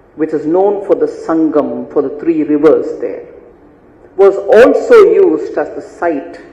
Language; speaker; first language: English; non-native, local second language; Tamil